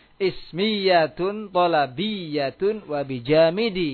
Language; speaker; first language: Arabic; non-native, fluent; Indonesian